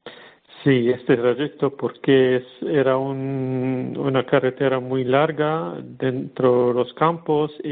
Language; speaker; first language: Spanish; non-native, learner; Arabic